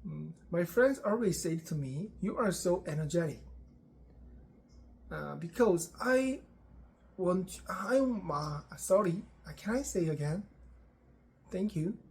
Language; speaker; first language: English; non-native, learner; Korean